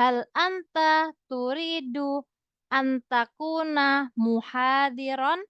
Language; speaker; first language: Arabic; non-native, fluent; Indonesian